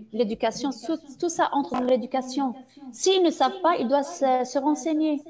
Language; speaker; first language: French; non-native, fluent; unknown